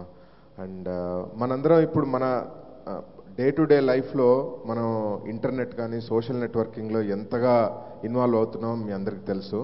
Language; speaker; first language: Telugu; native; Telugu